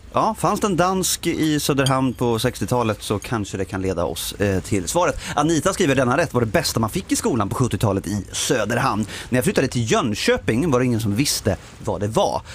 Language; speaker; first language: Swedish; native; Swedish